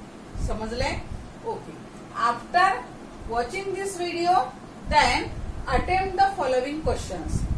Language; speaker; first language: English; non-native, local second language; Marathi